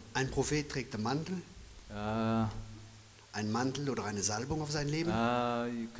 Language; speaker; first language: German; non-native, fluent; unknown